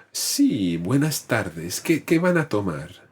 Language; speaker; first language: Spanish; non-native, fluent; English